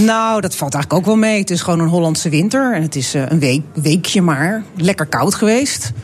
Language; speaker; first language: Dutch; native; Dutch